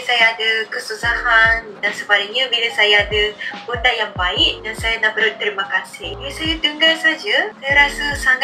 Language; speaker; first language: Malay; non-native, fluent; Japanese